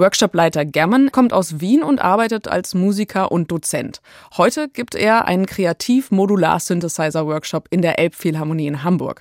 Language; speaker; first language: German; native; German